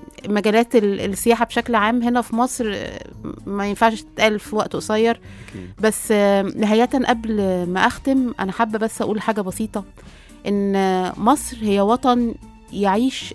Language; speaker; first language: Arabic; native; Arabic